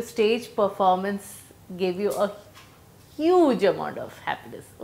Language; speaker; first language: English; non-native, local second language; Malayalam